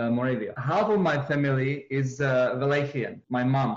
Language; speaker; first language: English; non-native, fluent; Czech